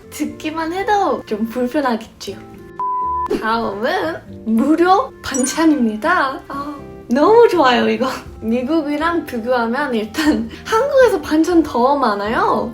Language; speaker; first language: Korean; non-native, fluent; English